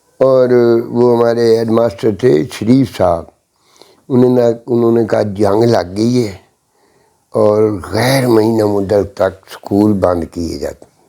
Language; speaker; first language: Urdu; non-native, local second language; Punjabi